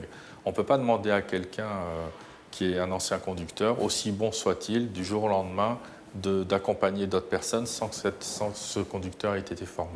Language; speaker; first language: French; native; French